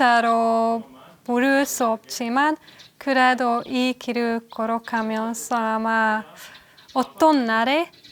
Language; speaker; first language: Korean; non-native, fluent; Hungarian